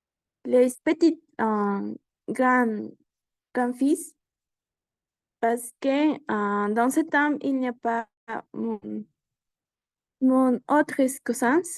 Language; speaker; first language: French; non-native, learner; Spanish